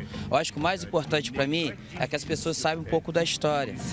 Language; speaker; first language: Portuguese; native; Portuguese